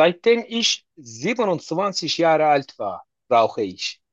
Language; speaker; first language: German; non-native, learner; Turkish